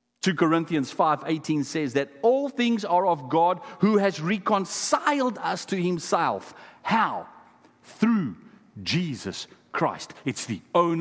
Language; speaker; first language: English; non-native, local second language; Afrikaans